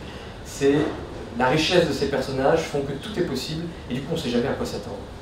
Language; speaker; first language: French; native; French